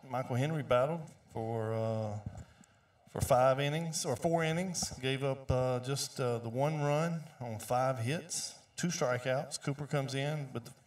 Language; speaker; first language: English; native; English